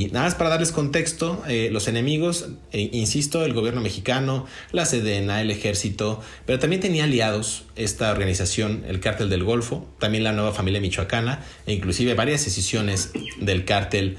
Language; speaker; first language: Spanish; native; Spanish